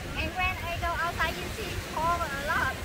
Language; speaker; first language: English; non-native, learner; Vietnamese